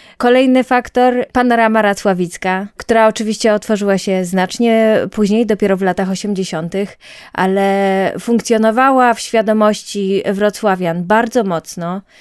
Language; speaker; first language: Polish; native; Polish